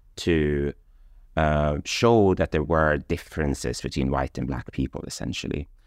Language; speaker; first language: English; non-native, fluent; Swedish